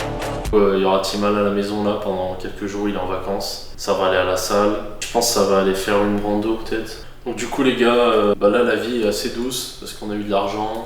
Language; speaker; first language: French; native; French